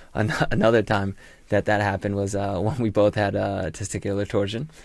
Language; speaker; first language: English; native; English